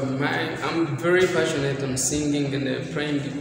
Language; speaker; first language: English; non-native, fluent; Rundi